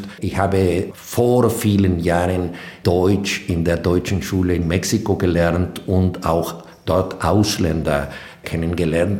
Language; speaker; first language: German; non-native, fluent; Spanish